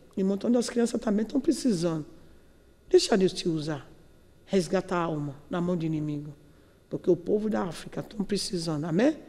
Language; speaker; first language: Portuguese; non-native, learner; Yoruba